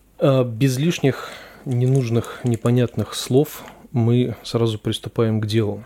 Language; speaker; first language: Russian; native; Russian